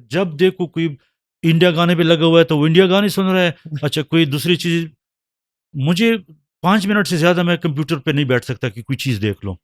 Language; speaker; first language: Urdu; non-native, local second language; Pashto